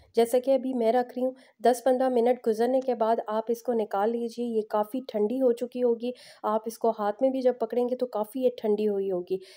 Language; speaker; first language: Urdu; native; Urdu